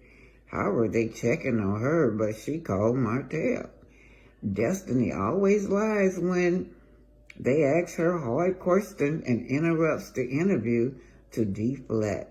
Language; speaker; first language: English; native; English